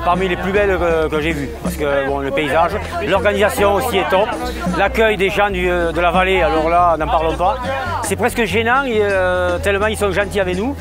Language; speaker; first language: French; native; French